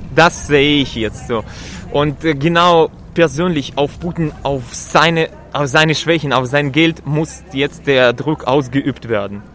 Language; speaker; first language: German; non-native, fluent; Russian